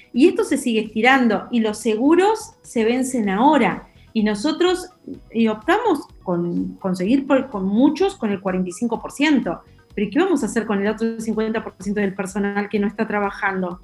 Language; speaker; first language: Spanish; native; Spanish